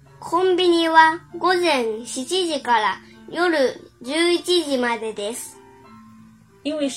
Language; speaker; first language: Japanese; early bilingual, other home language; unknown